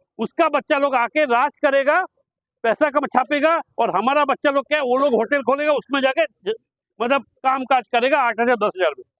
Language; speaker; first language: Hindi; non-native, local second language; Bangla